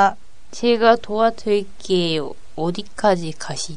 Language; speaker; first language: Korean; non-native, learner; Japanese